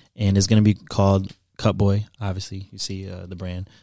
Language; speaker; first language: English; early bilingual, other home language; Haitian Creole